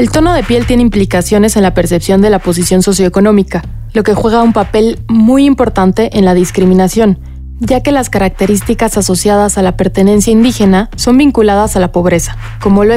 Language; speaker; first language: Spanish; native; Spanish